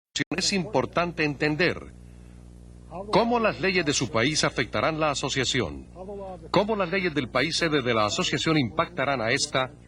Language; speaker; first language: Spanish; native; Spanish